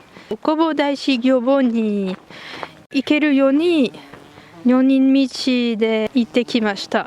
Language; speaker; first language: Japanese; non-native, learner; French